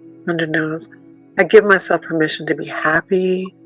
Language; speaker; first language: English; native; English